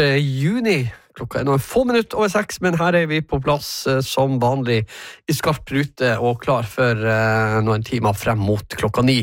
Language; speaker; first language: Norwegian; native; Norwegian